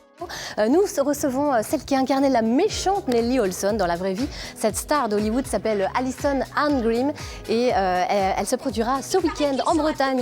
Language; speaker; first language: French; native; French